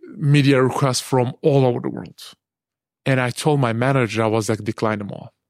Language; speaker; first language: English; non-native, fluent; Turkish